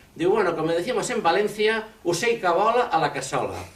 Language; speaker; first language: Spanish; non-native, local second language; Catalan